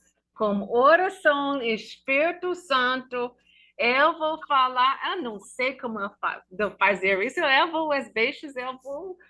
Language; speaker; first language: Portuguese; non-native, learner; English